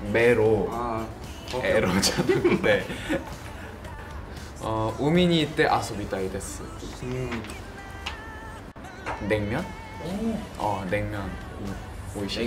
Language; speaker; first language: Japanese; non-native, learner; Korean